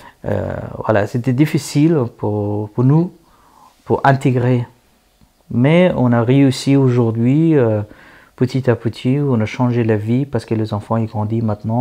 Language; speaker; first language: French; non-native, learner; Persian